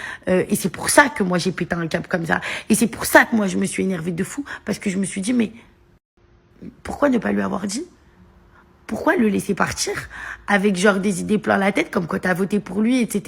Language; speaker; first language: French; native; French